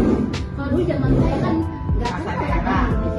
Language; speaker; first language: Indonesian; non-native, local second language; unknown